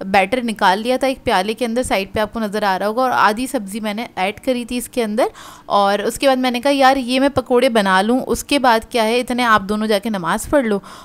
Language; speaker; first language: Hindi; native; Hindi